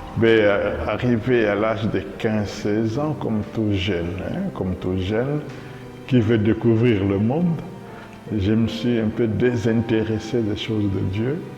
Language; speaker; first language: French; non-native, local second language; Lingala